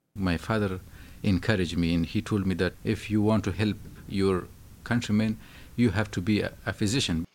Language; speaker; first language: English; non-native, fluent; Pashto